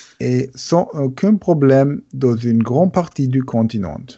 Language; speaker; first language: French; non-native, learner; German